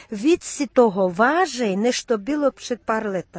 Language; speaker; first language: Czech; early bilingual, heritage; Czech